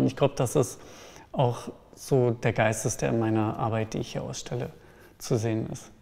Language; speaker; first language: German; native; German